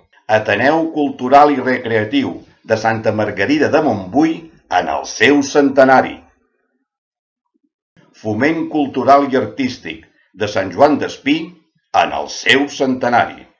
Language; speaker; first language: Catalan; native; Catalan